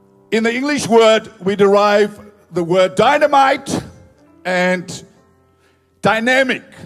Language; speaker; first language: English; non-native, local second language; Afrikaans